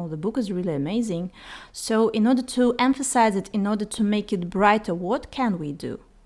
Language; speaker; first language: English; non-native, fluent; Russian